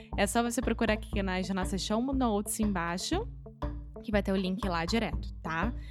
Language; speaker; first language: Portuguese; native; Portuguese